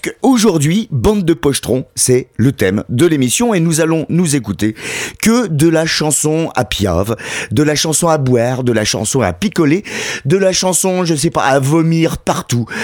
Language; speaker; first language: French; native; French